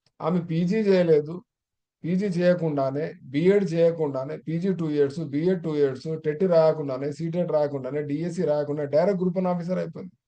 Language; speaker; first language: Telugu; non-native, local second language; Urdu